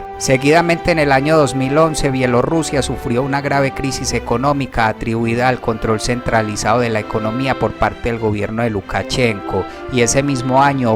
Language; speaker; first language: Spanish; native; Spanish